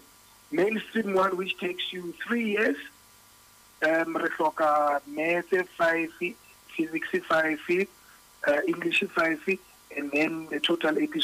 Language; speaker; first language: English; non-native, local second language; Southern Sotho